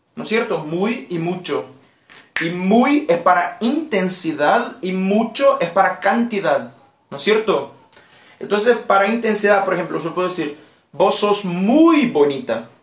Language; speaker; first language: Spanish; non-native, fluent; Portuguese